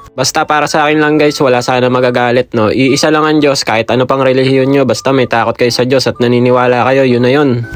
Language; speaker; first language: Filipino; native; Filipino